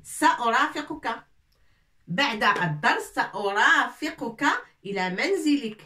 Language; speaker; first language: Arabic; non-native, fluent; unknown